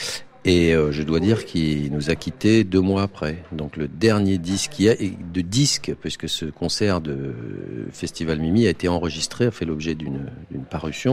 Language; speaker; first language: French; native; French